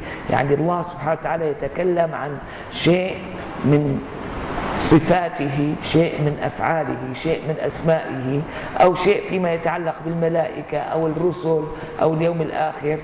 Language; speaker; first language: Arabic; native; Arabic